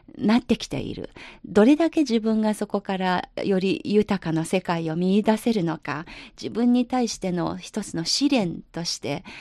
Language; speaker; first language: Japanese; non-native, fluent; Chinese